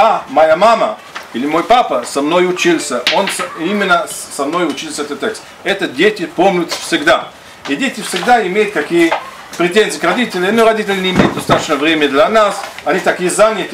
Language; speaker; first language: Russian; non-native, fluent; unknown